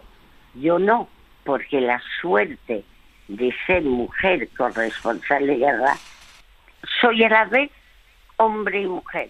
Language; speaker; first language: Spanish; early bilingual, other home language; French